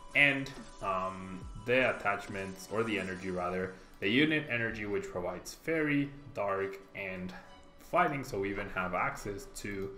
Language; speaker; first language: English; non-native, fluent; Spanish